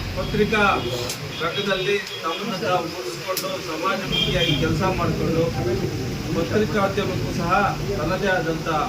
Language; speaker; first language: Kannada; native; Kannada